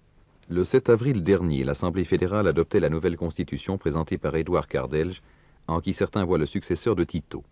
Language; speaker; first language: French; native; French